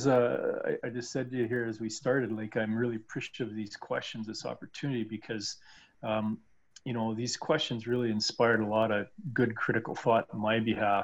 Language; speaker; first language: English; native; English